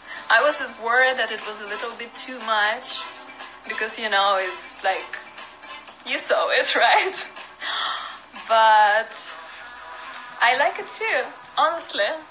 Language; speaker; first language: English; non-native, fluent; Russian